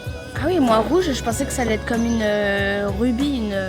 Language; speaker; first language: French; native; French